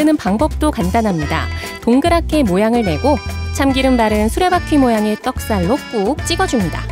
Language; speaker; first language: Korean; native; Korean